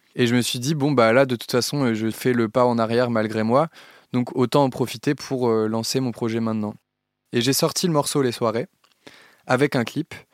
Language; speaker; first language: French; native; French